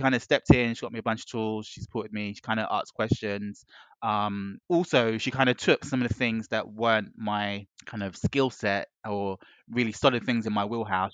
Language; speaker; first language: English; native; English